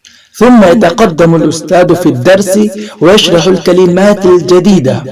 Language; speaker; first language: Arabic; non-native, fluent; Urdu